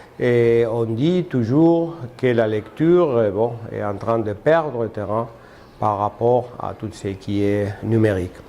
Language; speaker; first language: French; non-native, fluent; Spanish